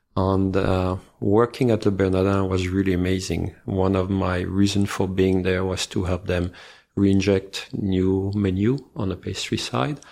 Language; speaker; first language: English; non-native, fluent; French